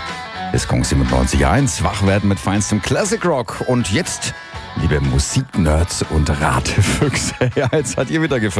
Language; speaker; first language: German; native; German